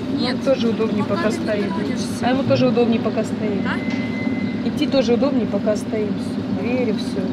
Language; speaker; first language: Russian; native; Russian